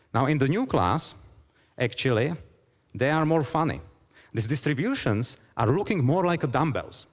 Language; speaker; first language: English; non-native, fluent; Czech